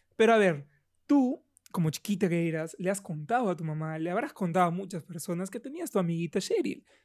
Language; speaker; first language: Spanish; native; Spanish